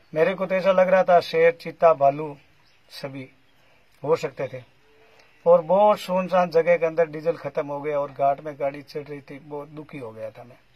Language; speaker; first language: Hindi; native; Hindi